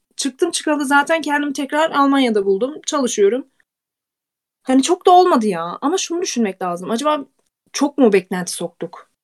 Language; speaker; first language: Turkish; native; Turkish